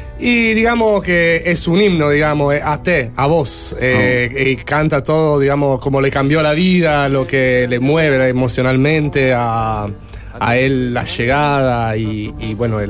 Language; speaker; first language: Spanish; non-native, fluent; Italian